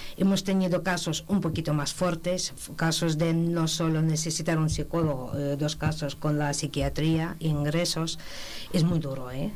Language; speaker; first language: Spanish; non-native, fluent; Ukrainian